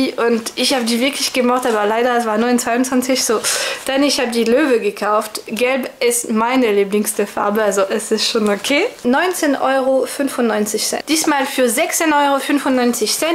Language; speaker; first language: German; non-native, fluent; French